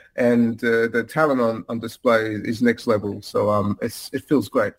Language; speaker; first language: English; native; English